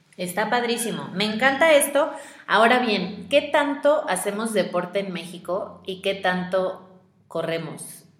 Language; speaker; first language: Spanish; native; Spanish